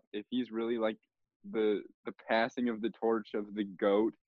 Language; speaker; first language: English; native; English